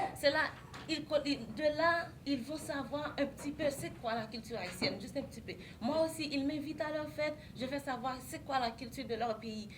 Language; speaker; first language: French; non-native, local second language; Haitian Creole